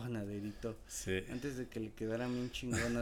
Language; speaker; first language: Spanish; native; Spanish